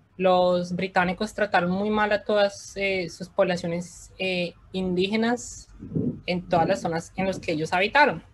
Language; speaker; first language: Spanish; native; Spanish